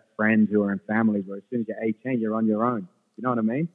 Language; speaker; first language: English; early bilingual, other home language; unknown